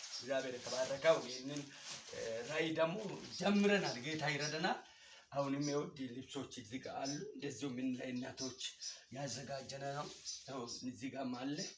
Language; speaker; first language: Amharic; non-native, local second language; Hadiyya